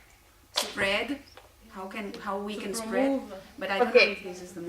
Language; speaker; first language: English; non-native, fluent; Spanish